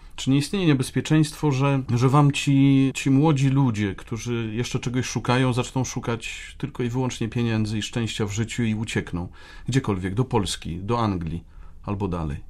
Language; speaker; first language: Polish; native; Polish